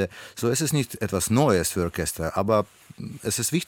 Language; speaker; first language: German; non-native, learner; Russian